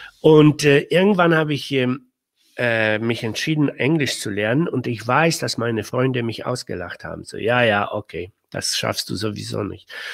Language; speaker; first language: German; non-native, fluent; Polish